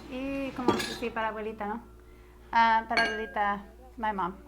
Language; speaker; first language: Spanish; early bilingual, heritage; Spanish